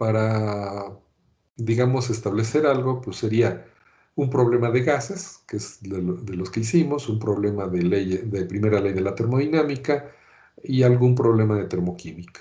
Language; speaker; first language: Spanish; native; Spanish